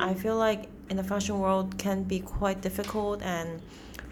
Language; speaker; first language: English; non-native, local second language; Cantonese